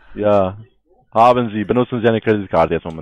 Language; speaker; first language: German; non-native, learner; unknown